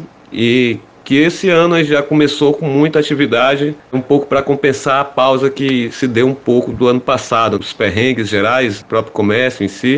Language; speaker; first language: Portuguese; native; Portuguese